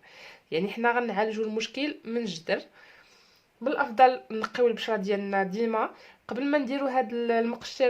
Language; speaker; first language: Arabic; native; Arabic